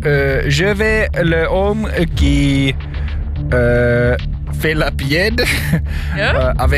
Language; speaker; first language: French; non-native, learner; Swedish